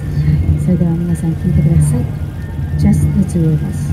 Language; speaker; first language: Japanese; non-native, fluent; Filipino